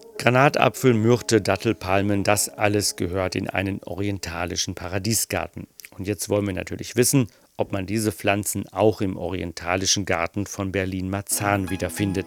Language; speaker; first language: German; native; German